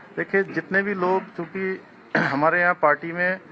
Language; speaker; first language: Hindi; native; Hindi